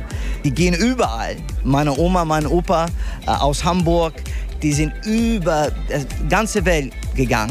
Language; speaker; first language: German; non-native, learner; English